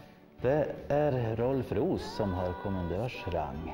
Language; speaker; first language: Swedish; native; Swedish